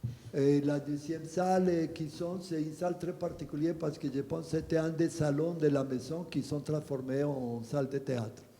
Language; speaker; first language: French; non-native, fluent; Spanish